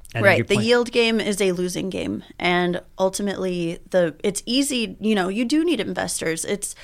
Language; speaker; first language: English; early bilingual, other home language; Spanish